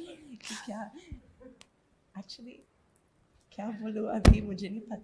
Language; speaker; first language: Hindi; non-native, learner; English